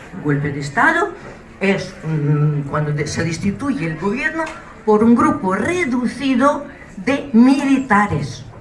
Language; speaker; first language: Spanish; non-native, fluent; Russian